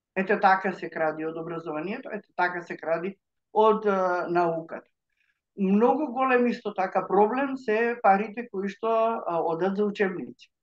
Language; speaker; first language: Macedonian; native; Macedonian